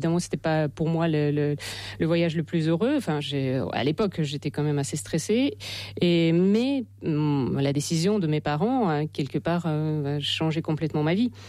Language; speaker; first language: French; non-native, fluent; Ukrainian